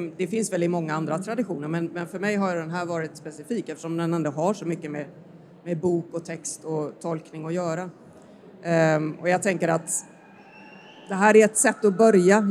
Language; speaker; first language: Swedish; native; Swedish